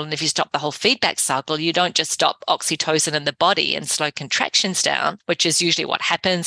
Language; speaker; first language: English; native; English